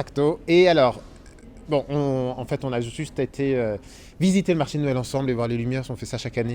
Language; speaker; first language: French; native; French